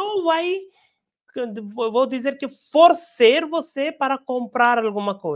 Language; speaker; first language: Portuguese; non-native, learner; Hindi